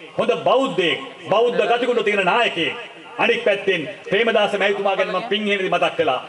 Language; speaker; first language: Sinhala; non-native, local second language; Tamil